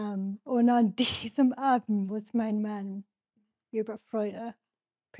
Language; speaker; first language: German; non-native, learner; English